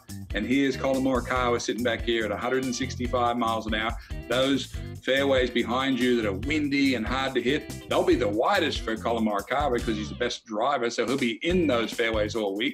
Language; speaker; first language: English; native; English